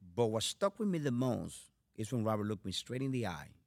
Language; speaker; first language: English; non-native, fluent; Spanish